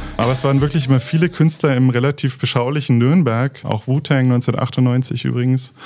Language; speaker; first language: German; native; German